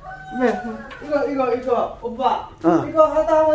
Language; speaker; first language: Korean; non-native, learner; Lao